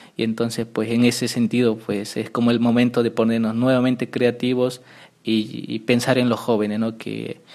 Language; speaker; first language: Spanish; native; Spanish